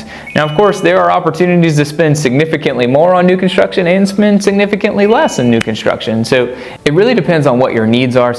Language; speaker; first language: English; native; English